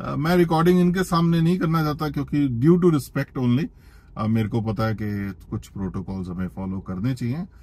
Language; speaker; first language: Hindi; non-native, local second language; Punjabi